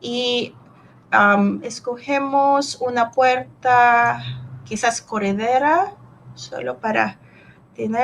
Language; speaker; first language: Spanish; non-native, fluent; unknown